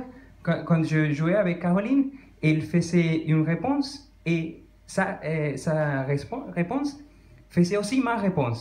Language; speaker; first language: French; non-native, fluent; Spanish